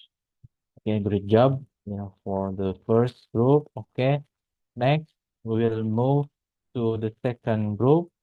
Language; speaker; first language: English; non-native, fluent; Indonesian